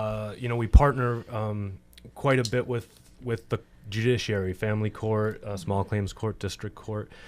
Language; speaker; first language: English; native; English